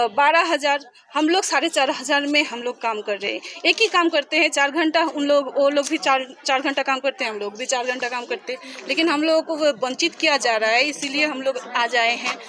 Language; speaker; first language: Hindi; non-native, local second language; Bangla